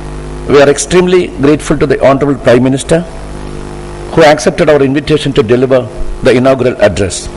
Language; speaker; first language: English; non-native, local second language; Malayalam